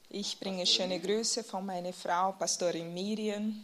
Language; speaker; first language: German; non-native, fluent; Portuguese